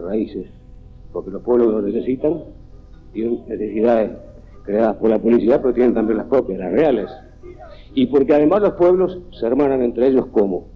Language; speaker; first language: Spanish; native; Spanish